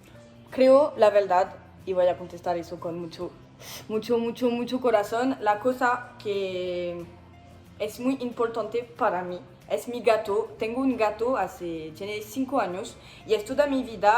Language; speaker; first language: Spanish; non-native, learner; French